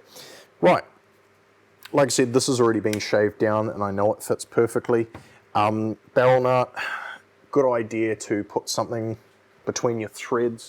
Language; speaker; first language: English; native; English